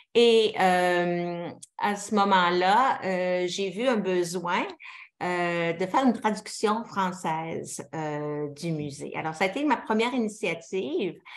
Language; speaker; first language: French; native; French